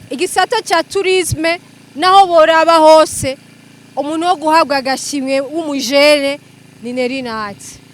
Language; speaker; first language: Rundi; native; Rundi